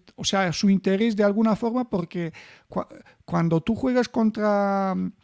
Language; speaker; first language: Spanish; non-native, fluent; Bulgarian